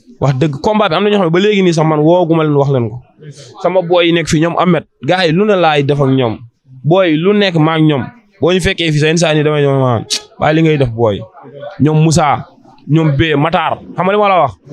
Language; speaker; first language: Wolof; non-native, local second language; Fula